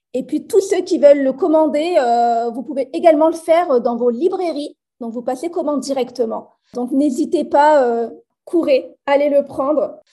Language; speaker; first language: French; native; French